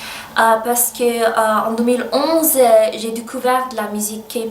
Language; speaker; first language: French; early bilingual, other home language; Arabic